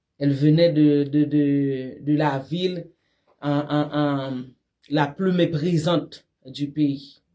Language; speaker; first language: French; non-native, local second language; Haitian Creole